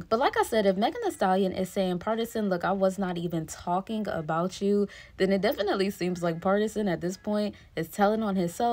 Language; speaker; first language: English; native; English